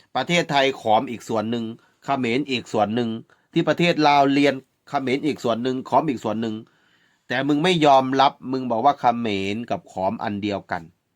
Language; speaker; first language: Thai; native; Thai